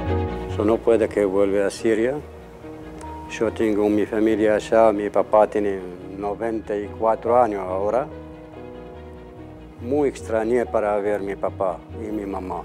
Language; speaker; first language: Spanish; non-native, learner; Arabic